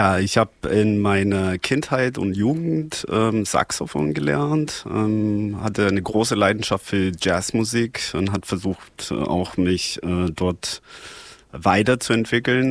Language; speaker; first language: German; non-native, fluent; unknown